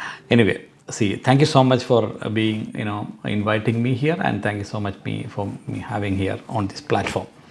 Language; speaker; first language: English; non-native, local second language; Malayalam